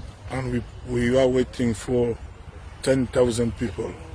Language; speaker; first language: English; non-native, learner; Lingala